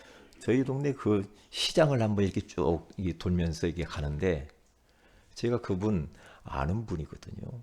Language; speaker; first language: Korean; native; Korean